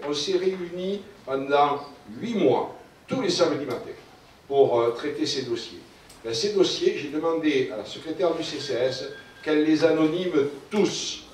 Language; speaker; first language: French; native; French